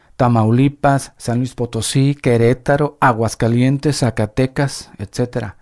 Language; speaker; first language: Spanish; native; Spanish